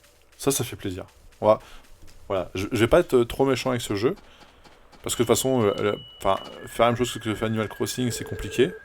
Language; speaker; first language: French; native; French